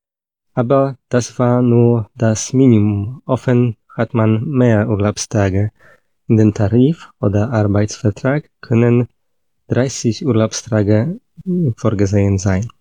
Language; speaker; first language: German; non-native, learner; Polish